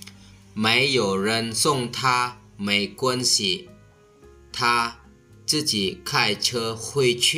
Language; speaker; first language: Chinese; non-native, fluent; Lao